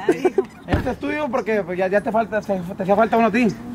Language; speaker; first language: Spanish; early bilingual, heritage; Spanish